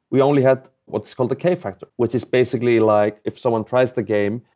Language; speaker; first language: English; non-native, fluent; Icelandic